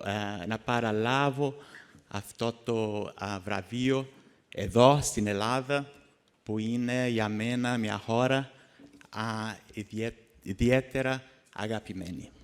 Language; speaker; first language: Greek; non-native, learner; Portuguese